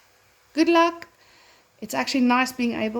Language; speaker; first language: English; non-native, local second language; Afrikaans